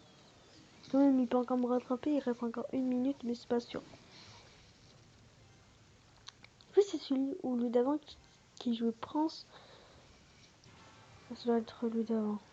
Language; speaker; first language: French; native; French